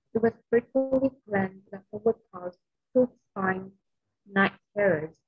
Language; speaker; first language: English; non-native, fluent; Vietnamese